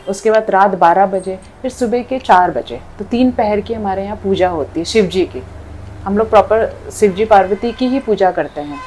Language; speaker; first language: Hindi; non-native, local second language; Nepali